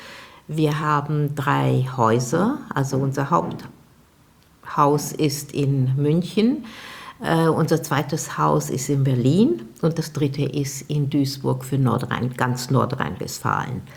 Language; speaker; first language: German; non-native, fluent; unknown